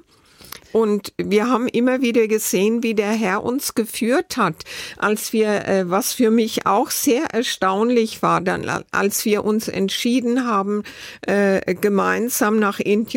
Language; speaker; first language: German; native; German